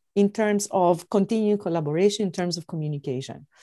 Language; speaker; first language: English; non-native, fluent; Greek